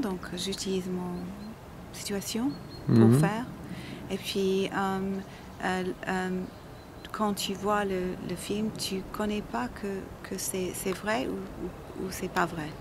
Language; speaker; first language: French; non-native, learner; English